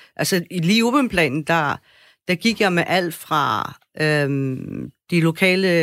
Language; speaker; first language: Danish; early bilingual, other home language; Persian